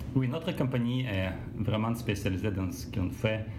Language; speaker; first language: French; non-native, learner; Russian